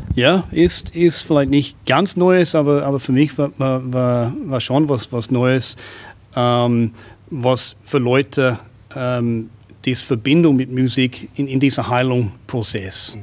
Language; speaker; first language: German; non-native, fluent; English